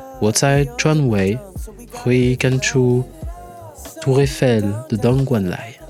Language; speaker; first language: Chinese; non-native, learner; French